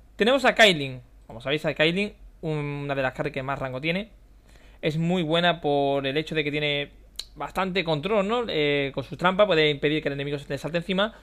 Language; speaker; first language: Spanish; native; Spanish